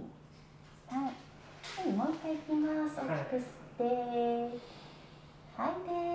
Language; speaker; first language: Japanese; native; Japanese